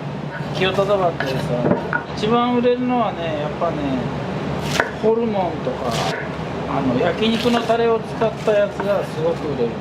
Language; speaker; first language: Japanese; native; Japanese